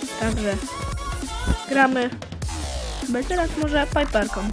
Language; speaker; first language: Polish; native; Polish